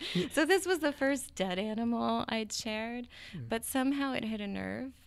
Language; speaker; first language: English; native; English